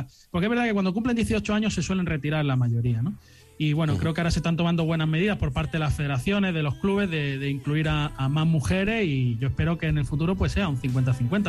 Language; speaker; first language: Spanish; native; Spanish